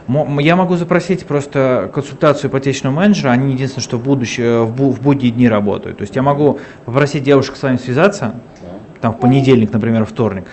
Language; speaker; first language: Russian; native; Russian